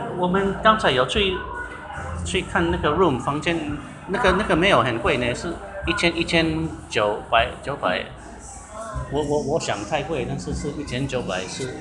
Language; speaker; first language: Chinese; non-native, learner; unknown